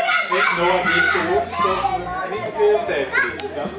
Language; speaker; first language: Dutch; native; Dutch